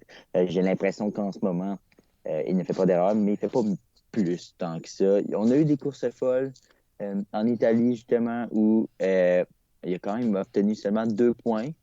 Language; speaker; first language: French; native; French